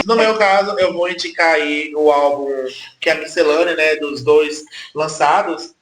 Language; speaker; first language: Portuguese; native; Portuguese